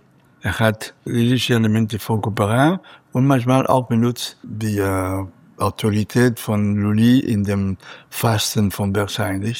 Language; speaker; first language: German; non-native, fluent; Catalan